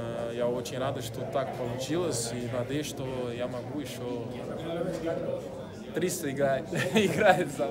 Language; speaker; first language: Russian; non-native, fluent; Portuguese